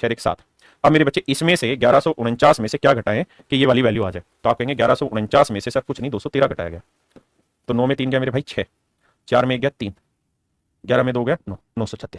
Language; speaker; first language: Hindi; native; Hindi